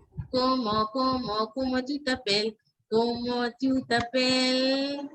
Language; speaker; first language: French; non-native, fluent; Hindi